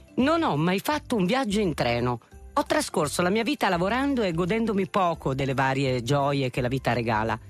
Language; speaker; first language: Italian; native; Italian